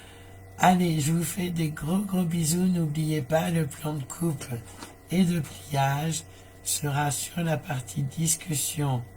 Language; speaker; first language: French; native; French